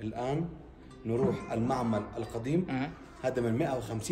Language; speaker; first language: Arabic; native; Arabic